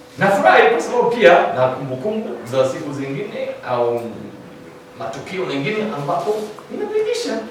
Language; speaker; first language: Swahili; non-native, fluent; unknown